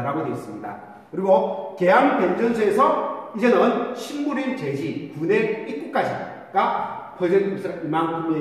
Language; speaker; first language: Korean; native; Korean